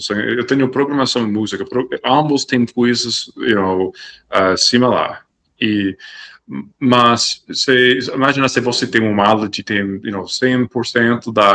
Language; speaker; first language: Portuguese; non-native, fluent; English